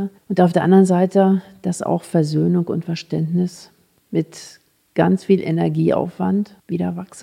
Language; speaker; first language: German; native; German